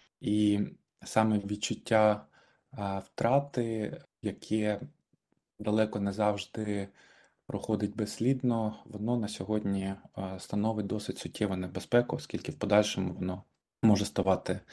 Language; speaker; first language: Ukrainian; native; Ukrainian